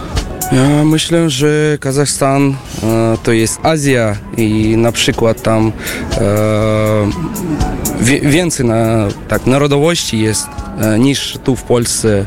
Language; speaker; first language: Polish; non-native, learner; Russian